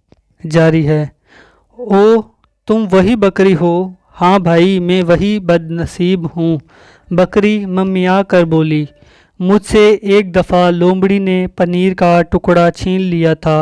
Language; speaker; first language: Urdu; native; Urdu